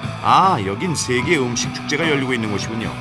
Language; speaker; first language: Korean; native; Korean